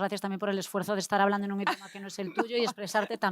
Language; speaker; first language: Spanish; native; Spanish